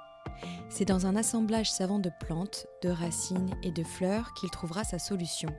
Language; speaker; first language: French; native; French